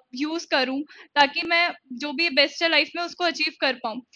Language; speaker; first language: Hindi; native; Hindi